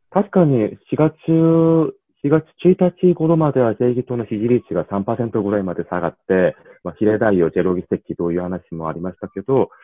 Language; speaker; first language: Japanese; non-native, learner; Korean